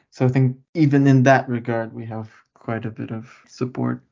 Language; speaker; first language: English; non-native, fluent; Lithuanian